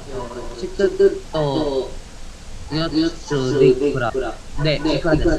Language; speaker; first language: Japanese; non-native, learner; Filipino